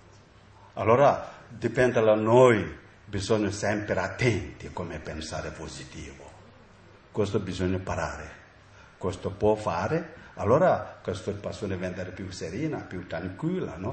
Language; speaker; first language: Italian; non-native, learner; Tibetan